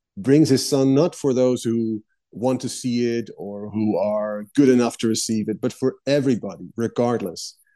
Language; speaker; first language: English; non-native, fluent; Dutch